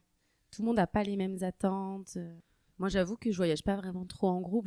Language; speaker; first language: French; native; French